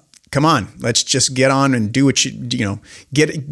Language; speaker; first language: English; native; English